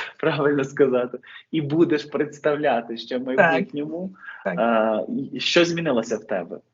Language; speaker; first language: Ukrainian; native; Ukrainian